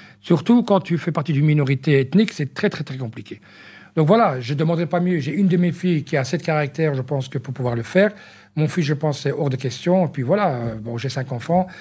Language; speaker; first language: French; early bilingual, other home language; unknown